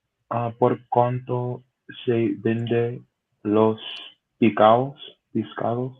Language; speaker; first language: Spanish; non-native, learner; English